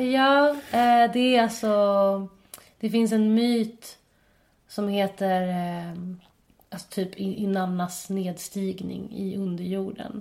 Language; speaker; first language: Swedish; native; Swedish